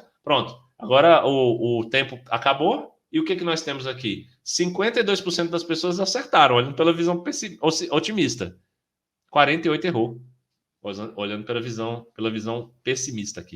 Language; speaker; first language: Portuguese; native; Portuguese